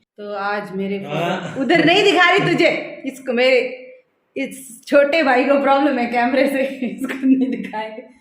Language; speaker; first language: Hindi; native; Hindi